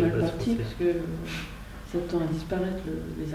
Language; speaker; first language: French; native; French